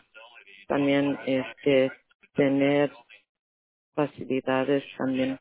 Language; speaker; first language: Spanish; early bilingual, heritage; Spanish